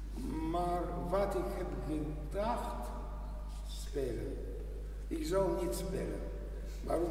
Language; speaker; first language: Dutch; non-native, learner; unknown